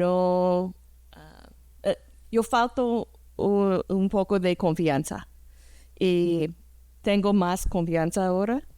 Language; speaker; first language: Spanish; early bilingual, heritage; English